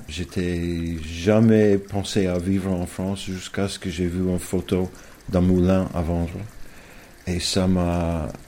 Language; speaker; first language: French; non-native, learner; English